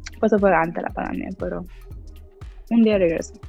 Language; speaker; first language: Spanish; early bilingual, heritage; English